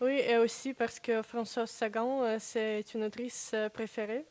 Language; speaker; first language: French; non-native, learner; Russian